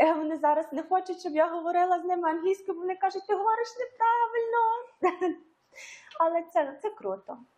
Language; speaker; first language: Ukrainian; native; Ukrainian